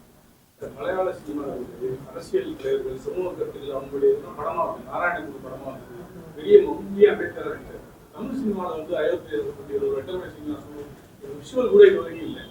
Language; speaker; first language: Tamil; native; Tamil